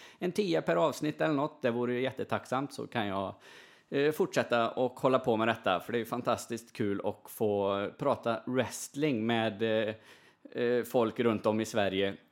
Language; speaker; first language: Swedish; native; Swedish